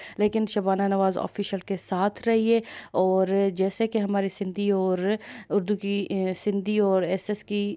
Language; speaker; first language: Urdu; non-native, local second language; Sindhi